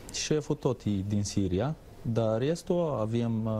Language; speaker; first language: Romanian; non-native, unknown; Arabic